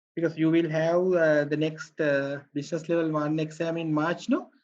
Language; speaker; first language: English; non-native, local second language; Sinhala